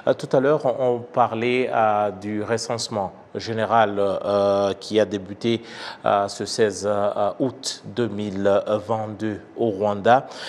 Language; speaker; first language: French; non-native, local second language; Kinyarwanda